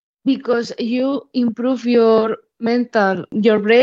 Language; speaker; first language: English; non-native, learner; Spanish